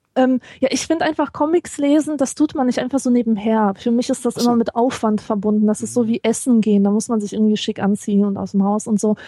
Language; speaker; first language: German; native; German